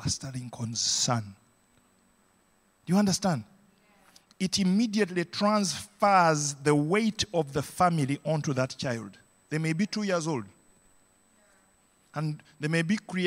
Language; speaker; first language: English; non-native, local second language; Ganda